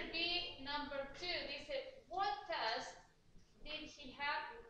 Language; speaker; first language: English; non-native, fluent; Spanish